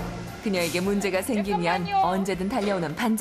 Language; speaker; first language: Korean; native; Korean